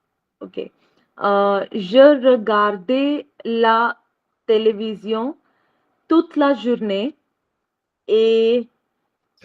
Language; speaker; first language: French; non-native, learner; Hindi